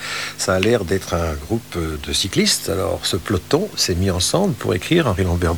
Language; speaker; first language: French; native; French